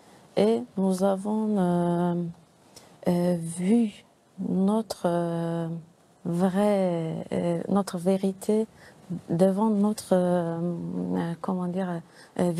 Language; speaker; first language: French; non-native, learner; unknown